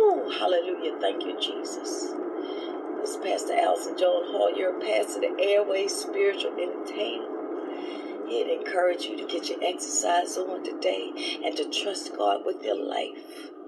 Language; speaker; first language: English; native; English